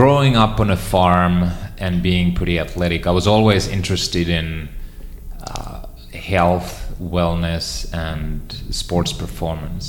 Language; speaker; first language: English; non-native, fluent; Finnish